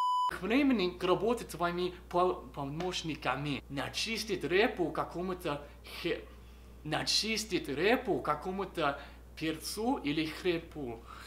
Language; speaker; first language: Russian; non-native, fluent; English